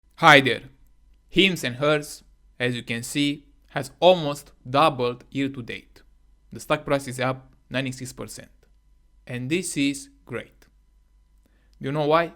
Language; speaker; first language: English; non-native, fluent; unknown